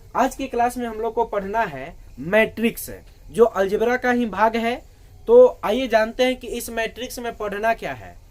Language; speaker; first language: Hindi; native; Hindi